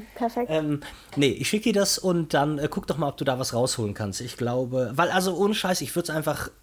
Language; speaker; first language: German; non-native, fluent; Portuguese